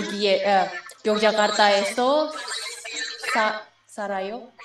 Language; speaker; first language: Korean; non-native, learner; Indonesian